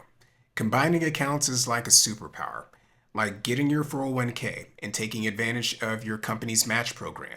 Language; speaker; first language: English; native; English